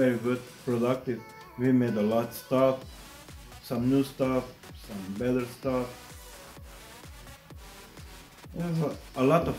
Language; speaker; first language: English; non-native, learner; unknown